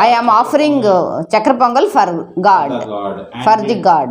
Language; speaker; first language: English; non-native, learner; Telugu